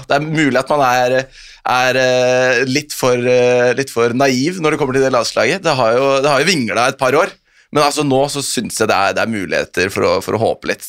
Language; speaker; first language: Norwegian; native; Norwegian